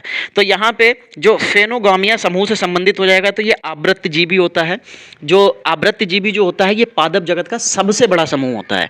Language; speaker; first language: Hindi; native; Hindi